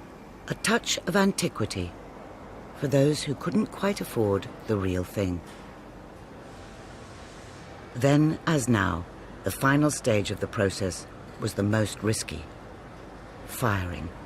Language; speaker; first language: English; native; English